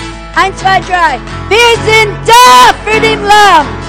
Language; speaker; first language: German; non-native, fluent; English